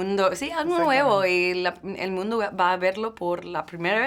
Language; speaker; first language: Spanish; non-native, learner; English